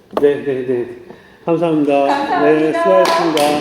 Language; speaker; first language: Korean; native; Korean